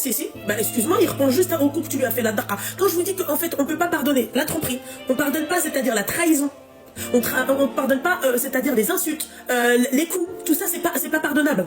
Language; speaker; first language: French; native; French